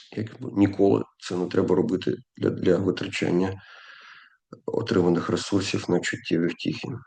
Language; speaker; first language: Ukrainian; non-native, local second language; Russian